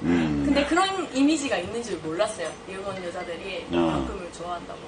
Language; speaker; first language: Korean; non-native, fluent; Japanese